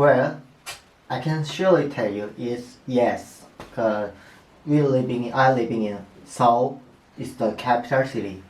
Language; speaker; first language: English; non-native, learner; Korean